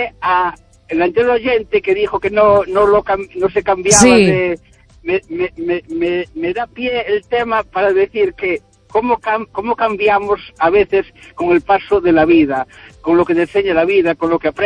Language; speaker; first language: Spanish; native; Spanish